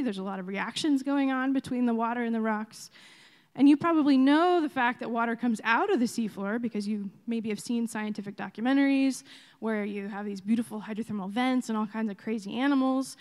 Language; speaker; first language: English; native; English